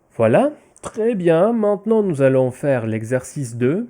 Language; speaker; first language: French; non-native, fluent; Ukrainian